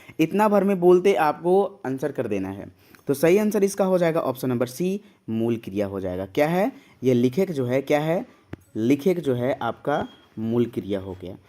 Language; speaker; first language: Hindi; native; Hindi